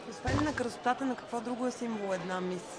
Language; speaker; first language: Bulgarian; native; Bulgarian